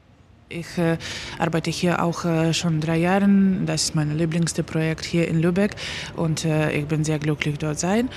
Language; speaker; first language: German; non-native, learner; Ukrainian